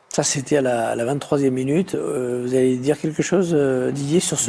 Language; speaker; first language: French; native; French